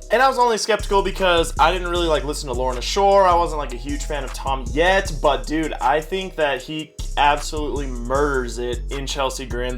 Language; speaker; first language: English; native; English